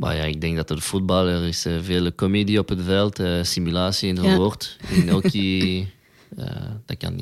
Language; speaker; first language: Dutch; non-native, local second language; French